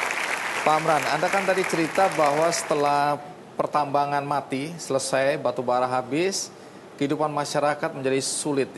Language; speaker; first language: Indonesian; native; Indonesian